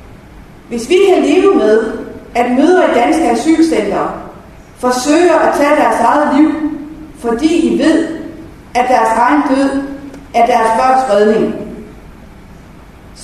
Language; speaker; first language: Danish; native; Danish